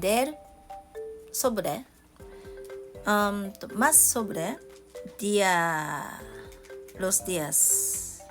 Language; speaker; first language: Spanish; non-native, learner; Japanese